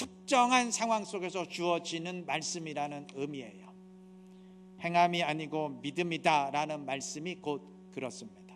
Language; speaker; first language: Korean; native; Korean